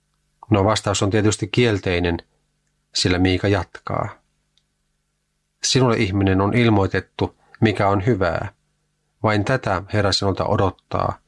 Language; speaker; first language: Finnish; native; Finnish